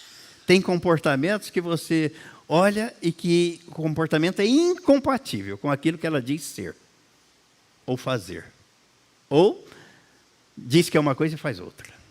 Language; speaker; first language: Portuguese; native; Portuguese